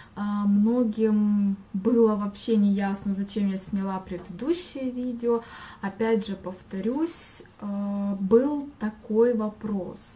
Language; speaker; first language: Russian; native; Russian